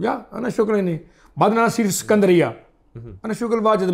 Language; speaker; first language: Arabic; non-native, learner; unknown